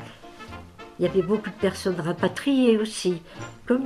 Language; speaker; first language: French; native; French